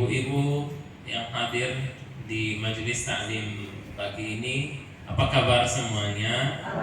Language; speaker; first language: Indonesian; non-native, fluent; Arabic